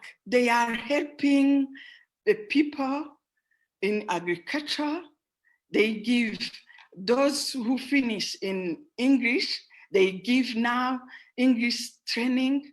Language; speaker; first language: English; non-native, fluent; Rundi